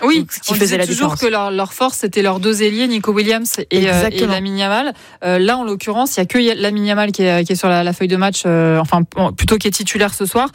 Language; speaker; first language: French; native; French